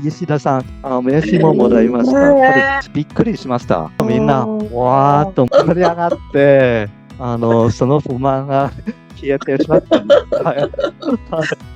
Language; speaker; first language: Japanese; non-native, fluent; Cantonese